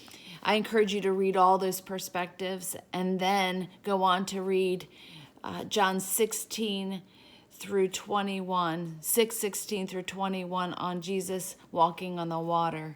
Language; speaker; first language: English; native; English